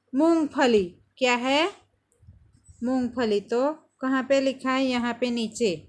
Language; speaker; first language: Hindi; non-native, local second language; Gujarati